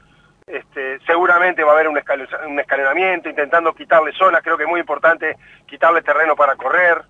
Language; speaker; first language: Spanish; native; Spanish